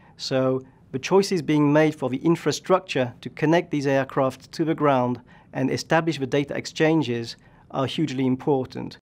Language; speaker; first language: English; non-native, fluent; French